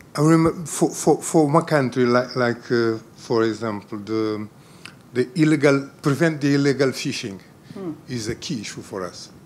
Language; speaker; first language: English; non-native, fluent; Portuguese